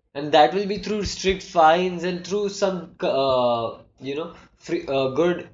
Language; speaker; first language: English; non-native, local second language; Hindi